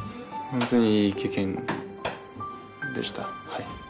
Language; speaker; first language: Japanese; non-native, fluent; Korean